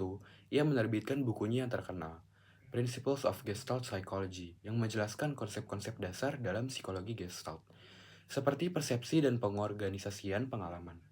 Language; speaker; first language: Indonesian; native; Indonesian